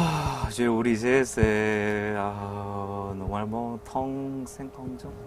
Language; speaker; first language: French; non-native, learner; Korean